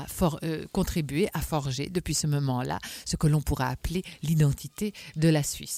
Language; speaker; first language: French; native; French